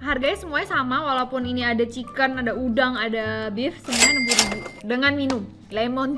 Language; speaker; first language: Indonesian; native; Indonesian